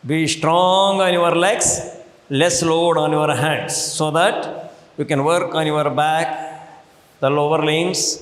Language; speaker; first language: English; non-native, local second language; Kannada